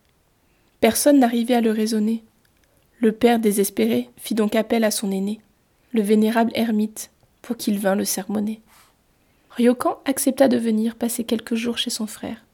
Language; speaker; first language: French; native; French